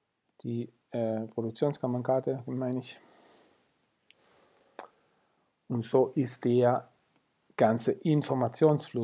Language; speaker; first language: German; non-native, fluent; Spanish